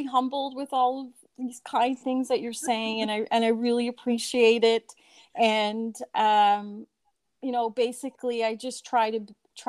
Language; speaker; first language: English; native; English